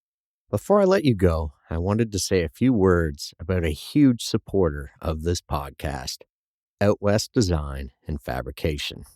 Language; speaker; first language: English; native; English